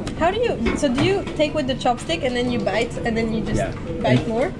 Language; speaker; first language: English; non-native, fluent; Slovak